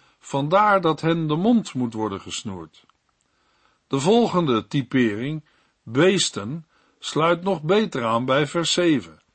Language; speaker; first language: Dutch; native; Dutch